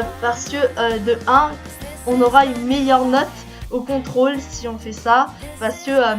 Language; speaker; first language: French; early bilingual, other home language; Korean